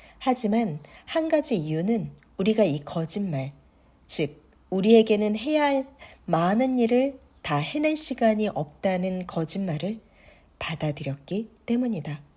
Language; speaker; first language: Korean; native; Korean